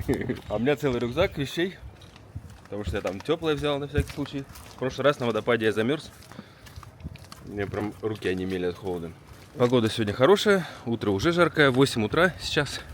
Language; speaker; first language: Russian; native; Russian